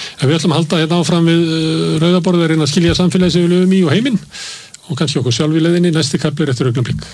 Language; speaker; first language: Icelandic; native; Icelandic